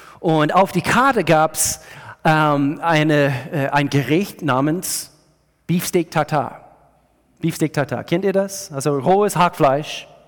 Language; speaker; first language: German; non-native, fluent; English